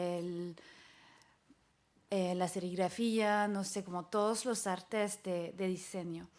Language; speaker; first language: Spanish; non-native, fluent; French